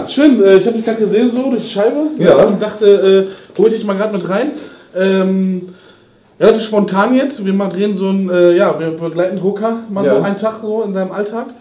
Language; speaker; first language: German; native; German